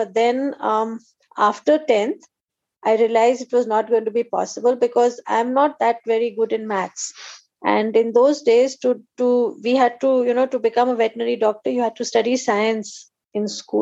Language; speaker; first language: English; non-native, local second language; Hindi